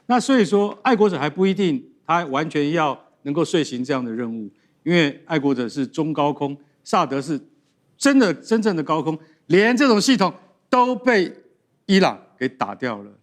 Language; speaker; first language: Chinese; native; Chinese